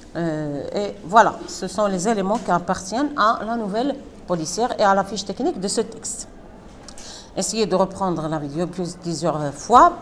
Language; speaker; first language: French; non-native, local second language; Arabic